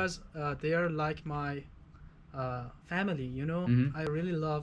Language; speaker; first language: English; non-native, fluent; Persian